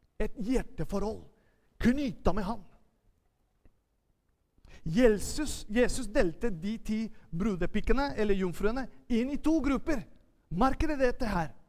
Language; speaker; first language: Norwegian; non-native, fluent; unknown